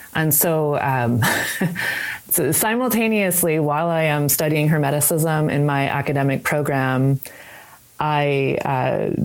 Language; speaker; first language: English; native; English